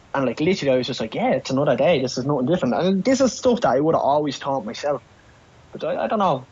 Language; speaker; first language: English; native; English